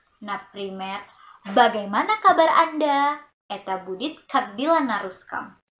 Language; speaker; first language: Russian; non-native, learner; Indonesian